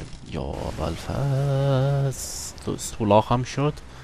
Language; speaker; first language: Persian; native; Persian